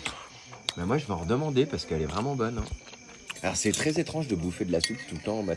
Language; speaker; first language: French; native; French